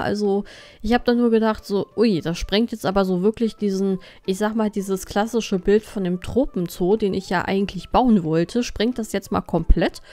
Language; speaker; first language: German; native; German